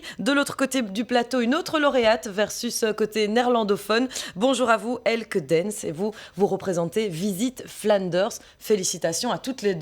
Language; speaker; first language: French; native; French